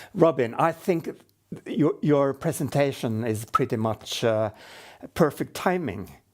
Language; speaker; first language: English; non-native, fluent; Norwegian